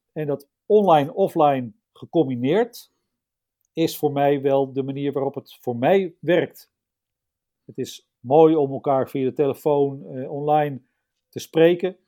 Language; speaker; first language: Dutch; native; Dutch